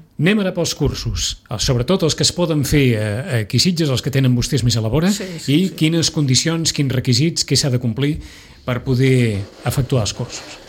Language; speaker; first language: Catalan; native; Catalan